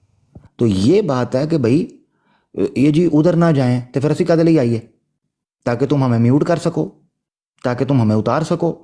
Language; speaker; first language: Hindi; non-native, local second language; Punjabi